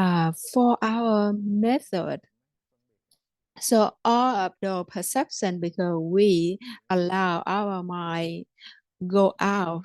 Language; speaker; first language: English; non-native, fluent; Vietnamese